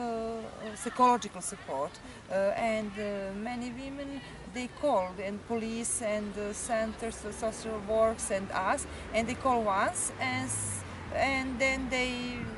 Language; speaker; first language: English; non-native, learner; Serbian